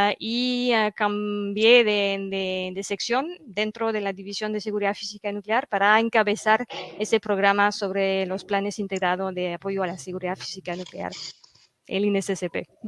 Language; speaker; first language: Spanish; non-native, fluent; French